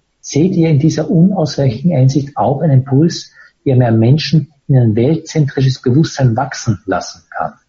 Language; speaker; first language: German; native; German